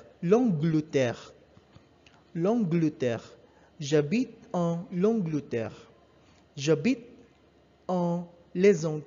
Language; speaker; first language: French; non-native, learner; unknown